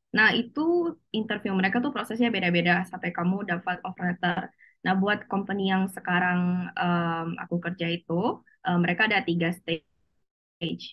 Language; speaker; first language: Indonesian; native; Indonesian